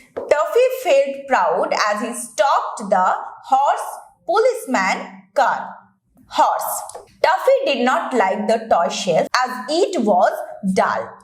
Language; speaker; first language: English; non-native, local second language; Bangla